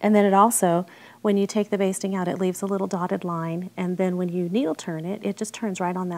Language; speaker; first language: English; native; English